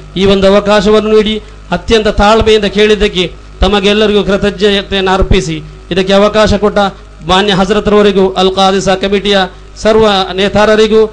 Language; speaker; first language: Kannada; non-native, local second language; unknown